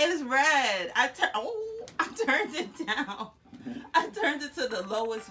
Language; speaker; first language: English; native; English